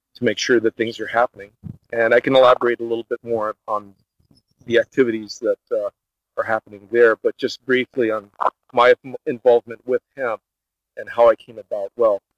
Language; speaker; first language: English; early bilingual, other home language; Portuguese